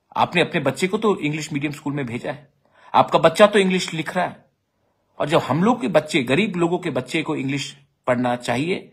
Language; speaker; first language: Hindi; non-native, local second language; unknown